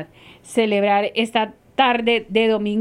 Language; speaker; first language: Spanish; native; Spanish